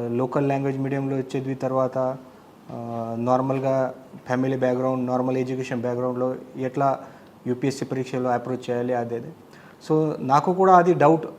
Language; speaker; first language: Telugu; non-native, learner; Marathi